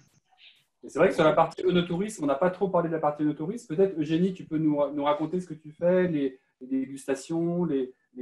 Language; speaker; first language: French; native; French